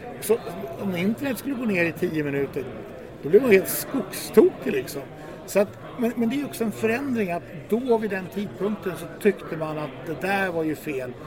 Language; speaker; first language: Swedish; native; Swedish